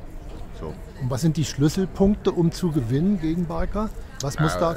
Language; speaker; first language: German; native; German